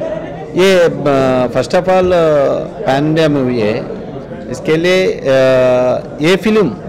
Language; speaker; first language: Hindi; non-native, local second language; Telugu